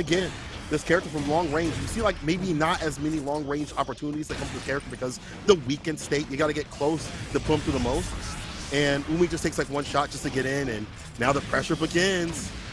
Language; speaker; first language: English; native; English